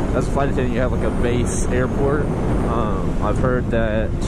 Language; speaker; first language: English; native; English